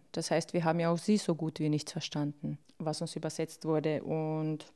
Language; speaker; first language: German; early bilingual, other home language; Bosnian